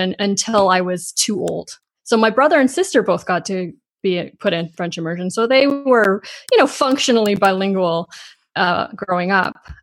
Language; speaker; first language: English; native; English